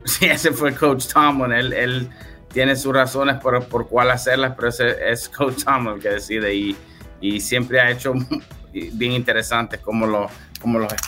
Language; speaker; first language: Spanish; early bilingual, heritage; English